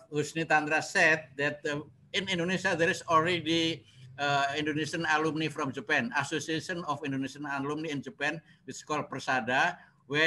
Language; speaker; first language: English; non-native, learner; Indonesian